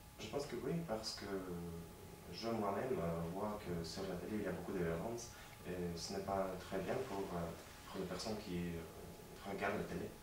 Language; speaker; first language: French; non-native, learner; Latvian